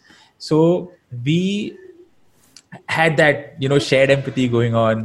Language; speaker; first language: English; non-native, local second language; Malayalam